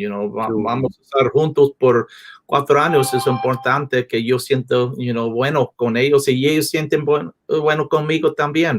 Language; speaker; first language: Spanish; non-native, learner; English